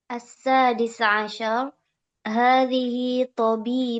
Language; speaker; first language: Arabic; non-native, learner; Indonesian